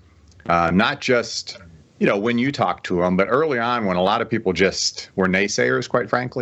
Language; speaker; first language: English; native; English